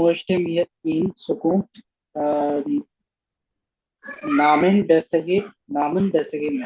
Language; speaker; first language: German; non-native, learner; Hindi